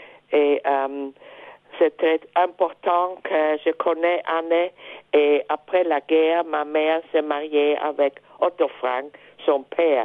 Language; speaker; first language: French; non-native, fluent; German